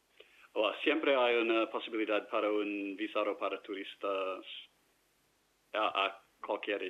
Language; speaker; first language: Spanish; non-native, fluent; English